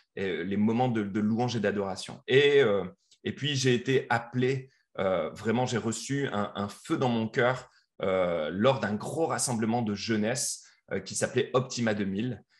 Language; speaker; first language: French; native; French